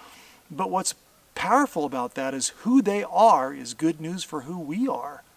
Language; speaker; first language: English; native; English